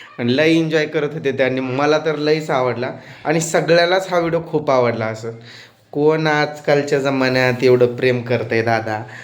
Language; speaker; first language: Marathi; native; Marathi